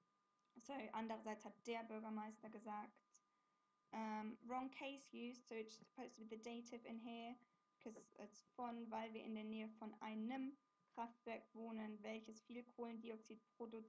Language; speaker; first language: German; non-native, fluent; English